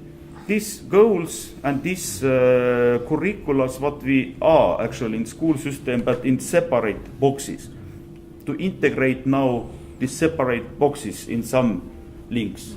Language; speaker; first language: English; non-native, fluent; Estonian